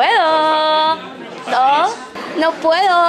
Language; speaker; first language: Spanish; non-native, fluent; English